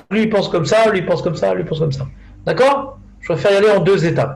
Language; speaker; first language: French; native; French